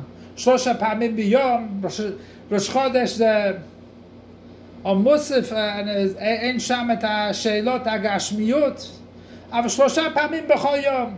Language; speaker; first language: Hebrew; non-native, fluent; English